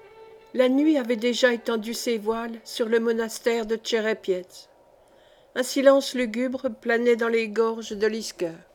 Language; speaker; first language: French; native; French